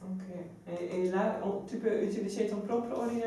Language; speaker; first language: French; non-native, learner; Dutch